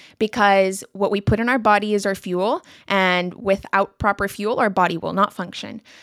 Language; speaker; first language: English; non-native, local second language; Spanish